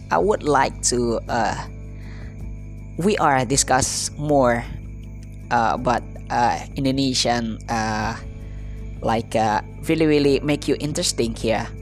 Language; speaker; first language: English; non-native, learner; Indonesian